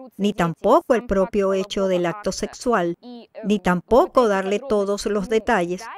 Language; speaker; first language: Spanish; non-native, fluent; Russian